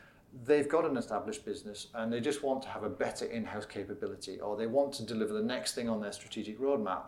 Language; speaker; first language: English; native; English